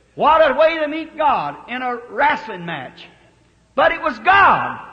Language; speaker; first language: English; native; English